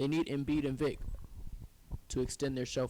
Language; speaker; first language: English; native; English